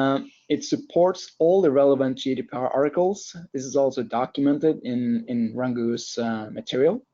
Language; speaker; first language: English; non-native, fluent; Norwegian